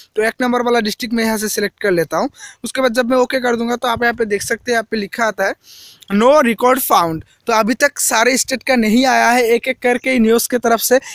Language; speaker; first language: Hindi; non-native, local second language; Assamese